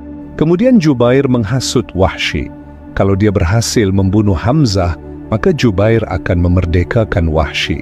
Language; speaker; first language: Indonesian; native; Indonesian